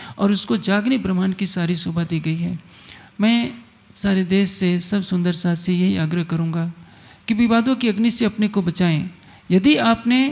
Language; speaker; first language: Hindi; native; Hindi